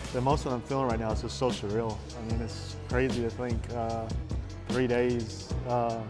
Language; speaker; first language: English; native; English